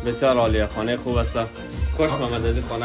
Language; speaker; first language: Persian; native; Persian